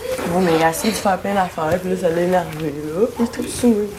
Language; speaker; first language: French; native; French